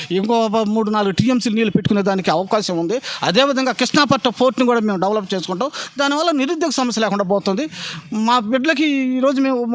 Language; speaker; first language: Telugu; native; Telugu